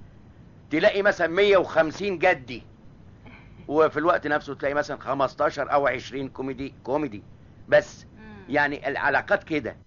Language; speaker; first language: Arabic; native; Arabic